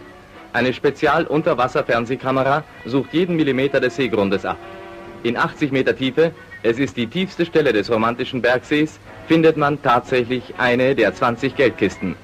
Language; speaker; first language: German; native; German